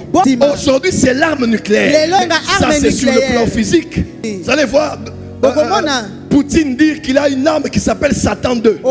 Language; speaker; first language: French; non-native, local second language; Lingala